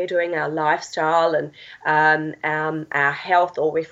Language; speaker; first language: English; native; English